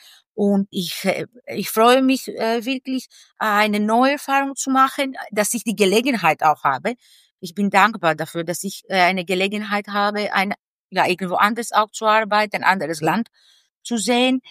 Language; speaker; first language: German; non-native, fluent; Greek